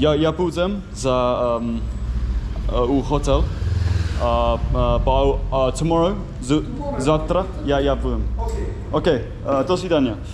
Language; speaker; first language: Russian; non-native, learner; English